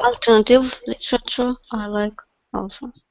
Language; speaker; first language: English; non-native, learner; Russian